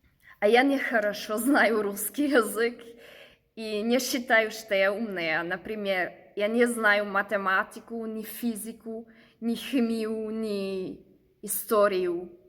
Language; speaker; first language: Russian; non-native, learner; German